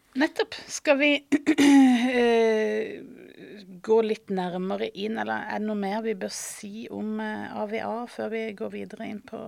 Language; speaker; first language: Norwegian; native; Norwegian